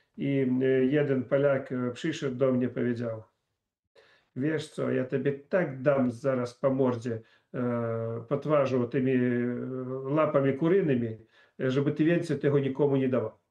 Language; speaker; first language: Polish; non-native, fluent; Russian